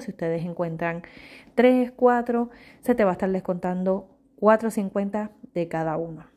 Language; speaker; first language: Spanish; native; Spanish